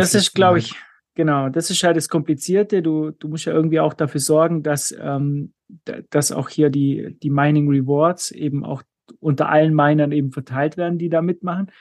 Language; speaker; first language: German; native; German